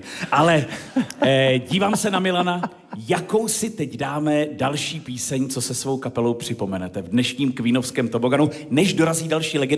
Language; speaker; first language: Czech; native; Czech